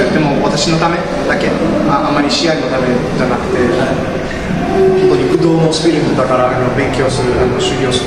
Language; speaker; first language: Japanese; non-native, learner; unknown